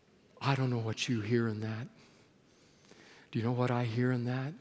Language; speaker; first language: English; native; English